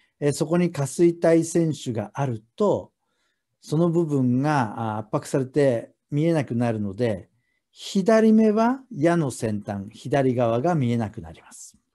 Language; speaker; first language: Japanese; native; Japanese